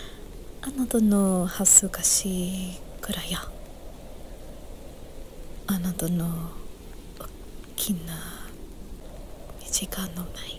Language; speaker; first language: Japanese; non-native, learner; English